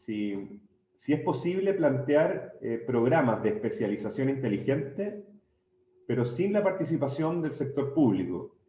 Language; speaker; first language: Spanish; native; Spanish